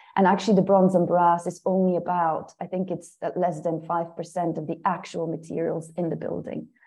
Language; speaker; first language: English; non-native, fluent; Dutch